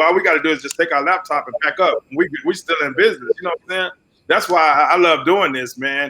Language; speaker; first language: English; native; English